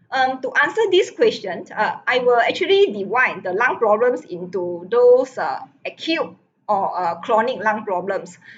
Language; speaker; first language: English; non-native, local second language; Min Nan Chinese